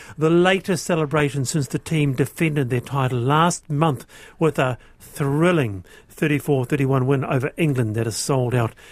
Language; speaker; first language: English; native; English